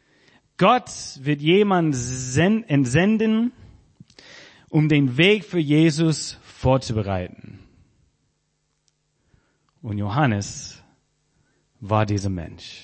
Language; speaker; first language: German; non-native, fluent; English